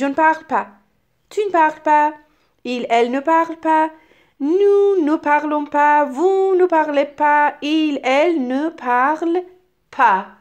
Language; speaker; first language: French; non-native, fluent; Persian